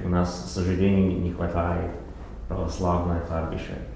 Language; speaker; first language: Russian; early bilingual, heritage; Russian